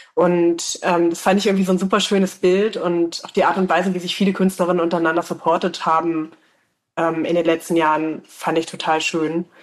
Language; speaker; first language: German; native; German